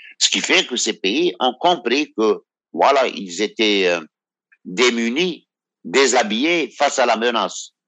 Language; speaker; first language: French; non-native, local second language; Arabic